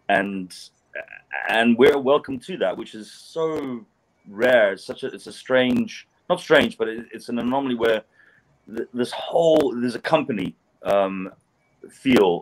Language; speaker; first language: English; native; English